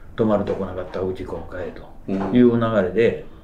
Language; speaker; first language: Japanese; native; Japanese